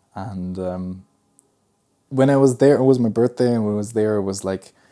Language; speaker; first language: English; early bilingual, other home language; Pashto